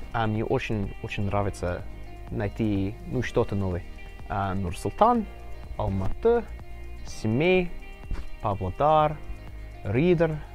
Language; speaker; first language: Russian; non-native, learner; English